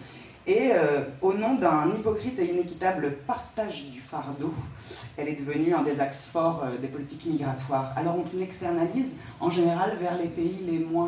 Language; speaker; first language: French; native; French